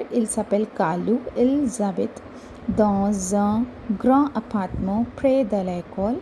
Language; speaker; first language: French; non-native, fluent; Hindi